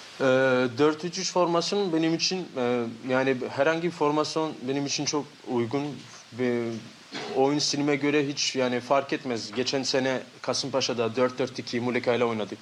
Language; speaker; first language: Turkish; early bilingual, heritage; Turkish